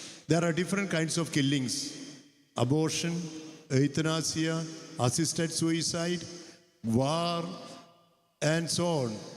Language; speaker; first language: English; non-native, local second language; Malayalam